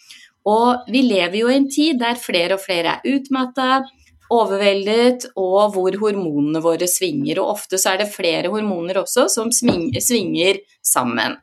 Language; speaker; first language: Norwegian; native; Norwegian